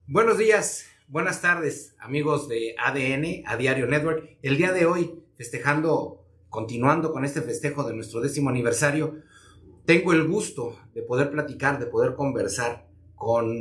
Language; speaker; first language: Spanish; native; Spanish